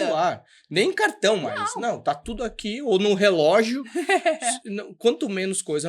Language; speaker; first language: Portuguese; native; Portuguese